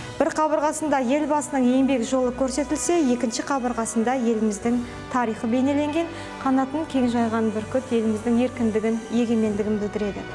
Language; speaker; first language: Kazakh; native; Kazakh